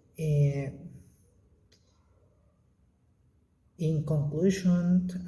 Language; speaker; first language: English; non-native, learner; Spanish